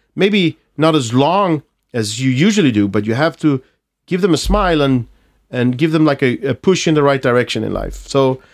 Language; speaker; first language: English; non-native, fluent; Swedish